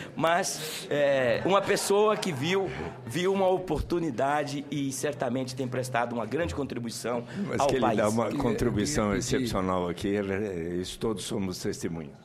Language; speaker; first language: Portuguese; native; Portuguese